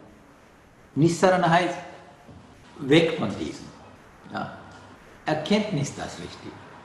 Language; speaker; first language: German; non-native, learner; Sinhala